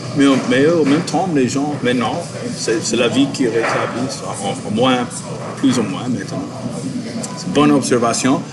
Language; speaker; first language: French; non-native, fluent; English